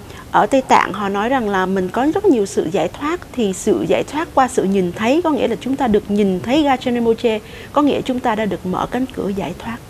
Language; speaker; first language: Vietnamese; native; Vietnamese